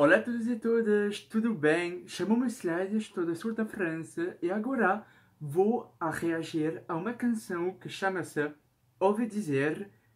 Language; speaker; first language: Portuguese; non-native, learner; French